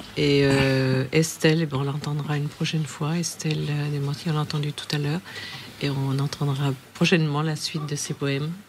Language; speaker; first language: French; native; French